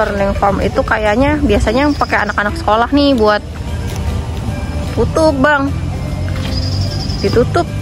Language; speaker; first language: Indonesian; native; Indonesian